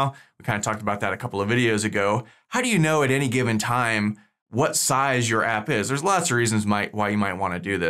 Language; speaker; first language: English; native; English